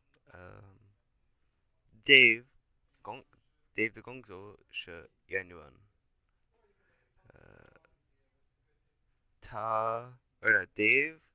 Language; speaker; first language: Chinese; non-native, learner; English